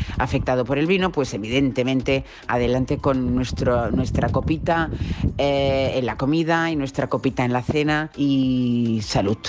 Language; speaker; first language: Spanish; native; Spanish